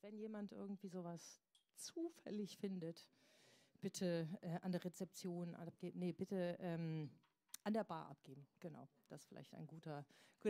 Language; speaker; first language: German; native; German